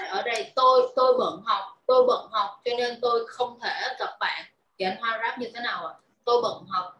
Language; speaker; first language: Vietnamese; native; Vietnamese